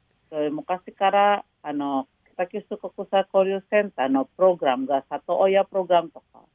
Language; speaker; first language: Japanese; non-native, fluent; Indonesian